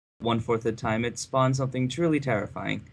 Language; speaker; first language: English; native; English